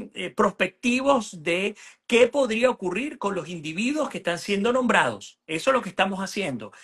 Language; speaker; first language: Spanish; native; Spanish